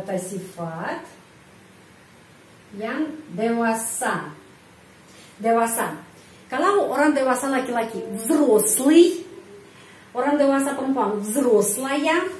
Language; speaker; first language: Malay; non-native, fluent; Russian